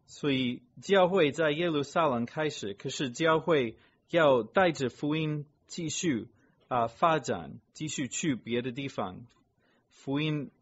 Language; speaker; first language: Chinese; non-native, fluent; English